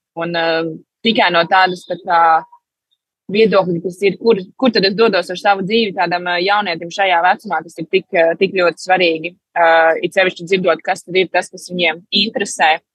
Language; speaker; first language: Latvian; early bilingual, heritage; Latvian